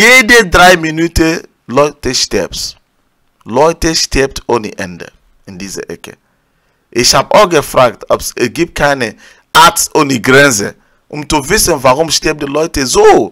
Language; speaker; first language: German; non-native, learner; Igbo